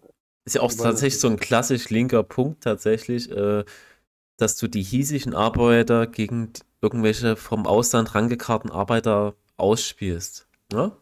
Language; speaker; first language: German; native; German